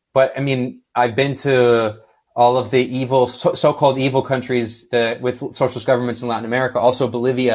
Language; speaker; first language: English; native; English